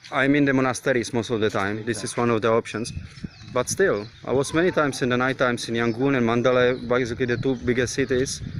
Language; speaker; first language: English; non-native, fluent; Czech